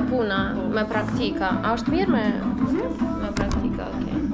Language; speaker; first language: Albanian; non-native, learner; Russian